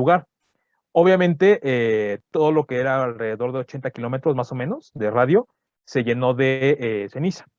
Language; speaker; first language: Spanish; native; Spanish